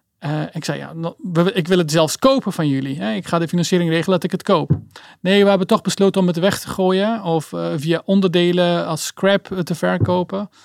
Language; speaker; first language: Dutch; early bilingual, other home language; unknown